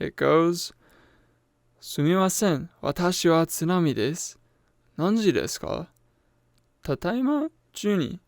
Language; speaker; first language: Japanese; non-native, learner; English